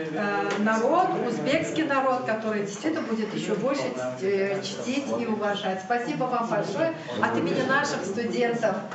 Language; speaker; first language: Russian; non-native, local second language; Uzbek